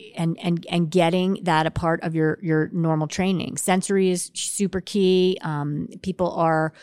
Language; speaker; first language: English; native; English